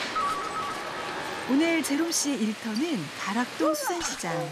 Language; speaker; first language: Korean; native; Korean